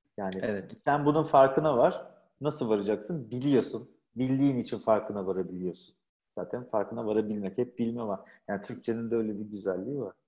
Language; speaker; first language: Turkish; native; Turkish